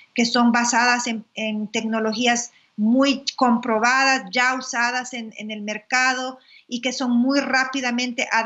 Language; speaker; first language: Spanish; native; Spanish